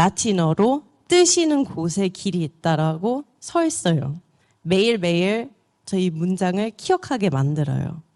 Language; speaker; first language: Korean; non-native, fluent; German